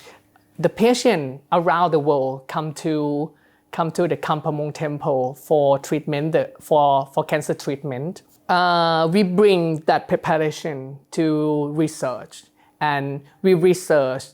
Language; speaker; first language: English; non-native, learner; Thai